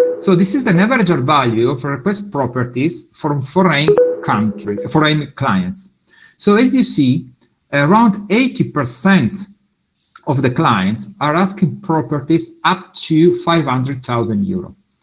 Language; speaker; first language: English; non-native, fluent; Italian